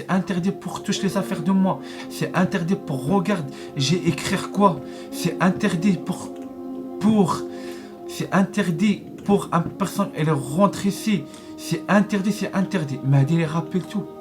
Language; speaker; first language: French; non-native, learner; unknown